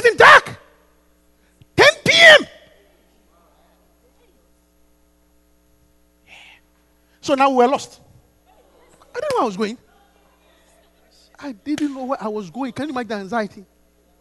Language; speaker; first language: English; non-native, local second language; Akan